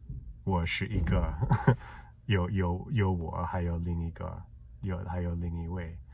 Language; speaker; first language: Chinese; non-native, fluent; English